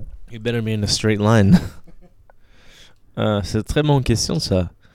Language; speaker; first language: French; non-native, fluent; Spanish